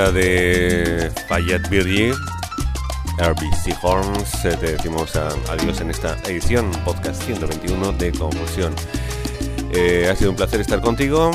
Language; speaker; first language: Spanish; native; Spanish